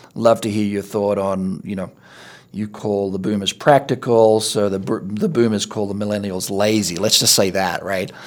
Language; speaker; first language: English; native; English